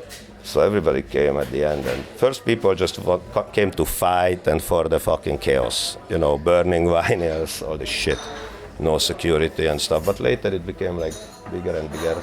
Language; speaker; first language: English; non-native, fluent; Hungarian